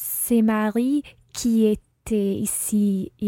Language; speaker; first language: French; non-native, learner; English